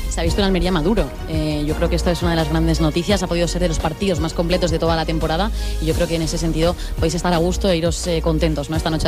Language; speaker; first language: Spanish; native; Spanish